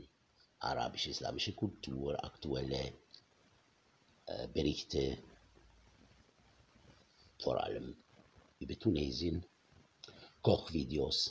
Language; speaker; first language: German; non-native, fluent; Arabic